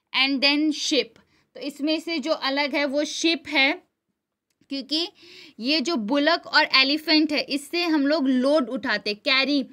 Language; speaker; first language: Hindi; non-native, local second language; Gujarati